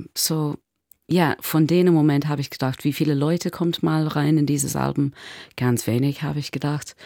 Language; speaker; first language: German; non-native, learner; English